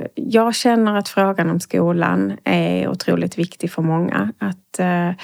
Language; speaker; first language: Swedish; native; Swedish